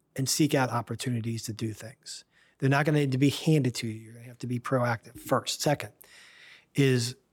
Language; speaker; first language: English; native; English